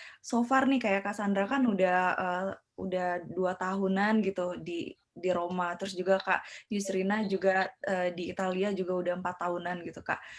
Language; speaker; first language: Indonesian; native; Indonesian